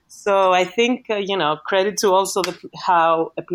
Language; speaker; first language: English; non-native, fluent; Greek